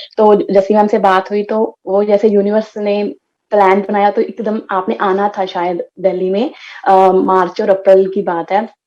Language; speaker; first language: Hindi; non-native, local second language; Punjabi